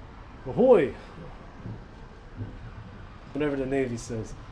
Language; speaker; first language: English; native; English